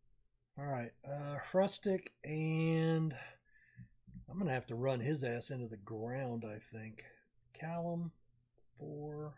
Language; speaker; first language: English; native; English